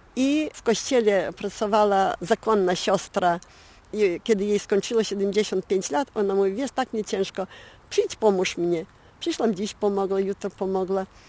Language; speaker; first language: Polish; early bilingual, heritage; Polish